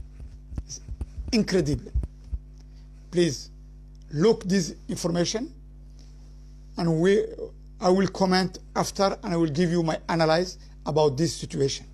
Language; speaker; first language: English; non-native, learner; Somali